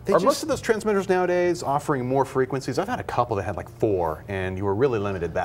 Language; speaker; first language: English; native; English